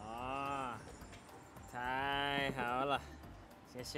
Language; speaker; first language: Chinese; non-native, fluent; English